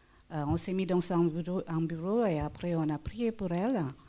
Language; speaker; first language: French; non-native, fluent; Indonesian